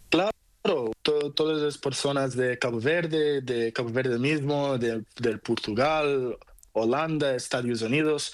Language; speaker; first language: Spanish; non-native, learner; Portuguese